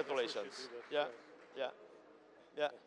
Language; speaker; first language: English; non-native, fluent; Catalan